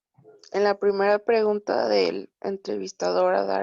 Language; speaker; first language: Spanish; native; Spanish